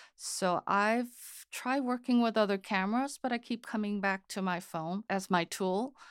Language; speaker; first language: English; non-native, fluent; Korean